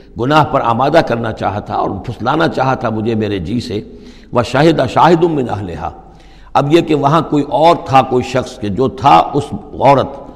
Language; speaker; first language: Urdu; non-native, local second language; Punjabi